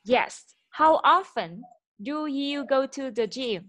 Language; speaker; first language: English; non-native, fluent; Vietnamese